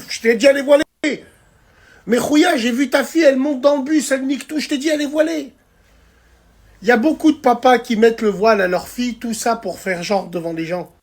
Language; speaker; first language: French; native; French